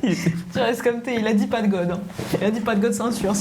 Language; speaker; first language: French; native; French